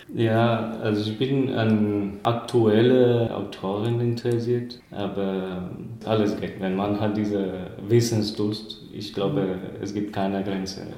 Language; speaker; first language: German; non-native, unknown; Spanish